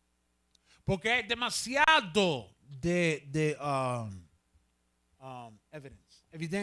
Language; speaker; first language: Portuguese; non-native, learner; Spanish